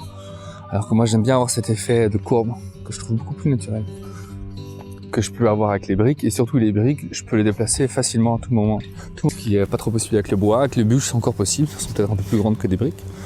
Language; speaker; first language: French; native; French